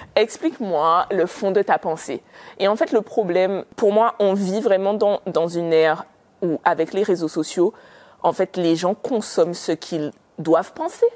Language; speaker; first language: French; native; French